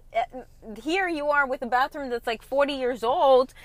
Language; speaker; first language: English; early bilingual, other home language; Spanish